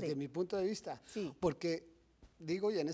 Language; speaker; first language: Spanish; native; Spanish